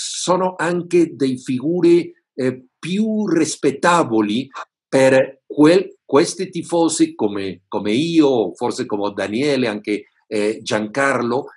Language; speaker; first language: Italian; non-native, fluent; Spanish